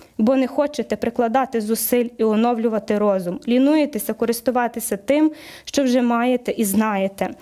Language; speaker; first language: Ukrainian; native; Ukrainian